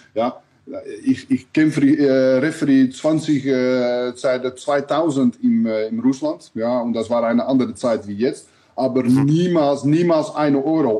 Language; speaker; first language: German; non-native, learner; Dutch